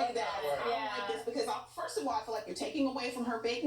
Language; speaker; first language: English; native; English